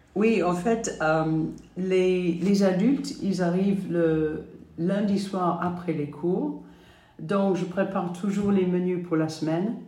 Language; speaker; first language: French; non-native, fluent; English